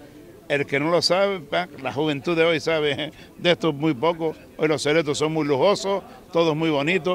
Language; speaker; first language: Spanish; native; Spanish